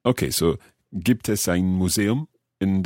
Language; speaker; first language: German; non-native, learner; English